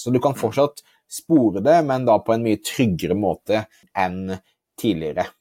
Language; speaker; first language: Norwegian; native; Norwegian